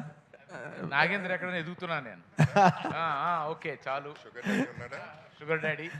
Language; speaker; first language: Telugu; native; Telugu